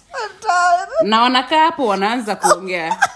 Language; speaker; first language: English; non-native, local second language; Swahili